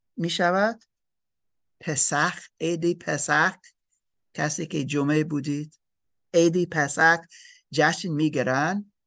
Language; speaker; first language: Persian; non-native, learner; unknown